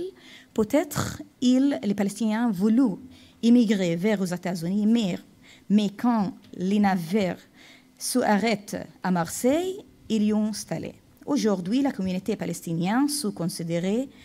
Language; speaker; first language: French; non-native, fluent; Arabic